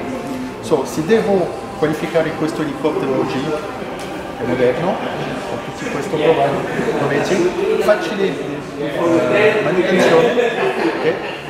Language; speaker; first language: Italian; non-native, fluent; French